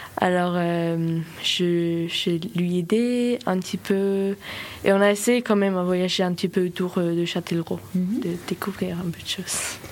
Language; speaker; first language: French; non-native, fluent; Faroese